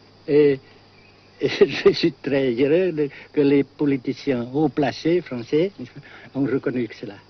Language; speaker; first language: French; non-native, fluent; Vietnamese